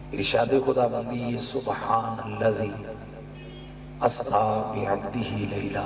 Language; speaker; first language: Urdu; non-native, local second language; Punjabi